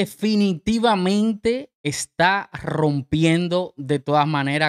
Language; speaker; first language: Spanish; native; Spanish